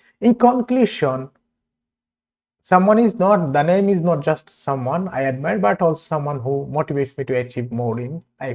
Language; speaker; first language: English; non-native, local second language; Bangla